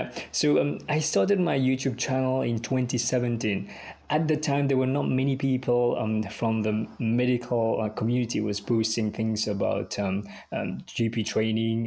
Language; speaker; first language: English; non-native, fluent; Morisyen